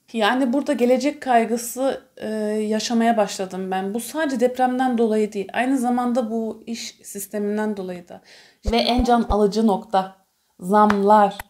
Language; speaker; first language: Turkish; early bilingual, heritage; Turkish